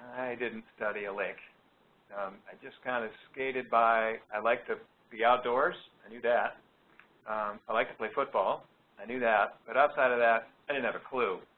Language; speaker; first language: English; native; English